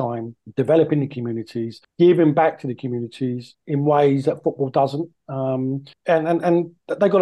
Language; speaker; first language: English; native; English